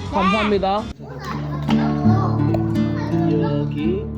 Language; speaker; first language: Korean; native; Korean